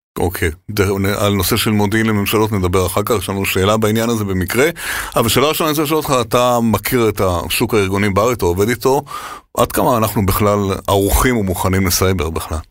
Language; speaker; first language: Hebrew; native; Hebrew